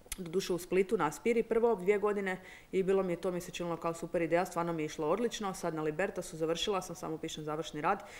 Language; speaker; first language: Croatian; native; Croatian